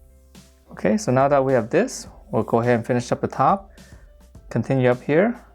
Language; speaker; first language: English; native; English